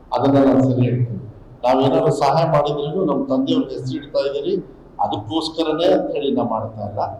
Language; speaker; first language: Kannada; native; Kannada